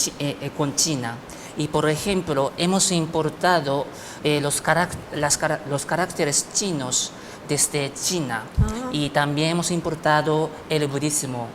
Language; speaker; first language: Spanish; non-native, fluent; Japanese